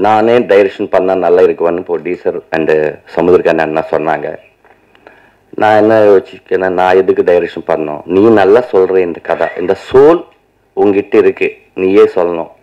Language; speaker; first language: Tamil; non-native, learner; Telugu